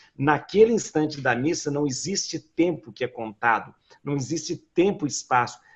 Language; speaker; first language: Portuguese; native; Portuguese